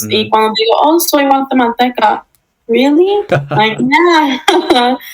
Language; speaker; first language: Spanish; early bilingual, heritage; English